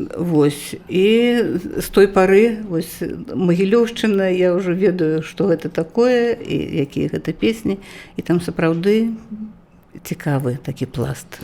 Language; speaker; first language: Belarusian; native; Belarusian